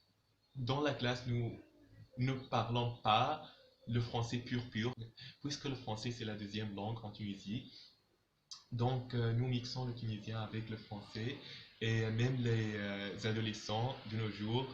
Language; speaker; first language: French; non-native, local second language; Arabic